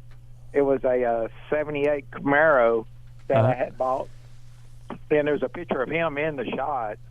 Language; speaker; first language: English; native; English